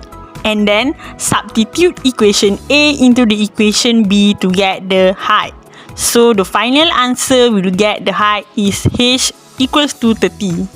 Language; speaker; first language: English; non-native, local second language; Malay